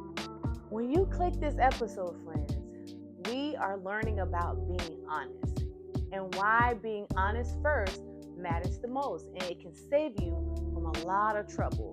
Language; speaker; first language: English; native; English